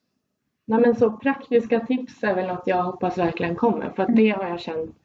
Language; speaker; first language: Swedish; native; Swedish